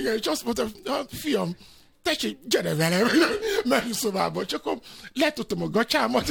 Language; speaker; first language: Hungarian; non-native, fluent; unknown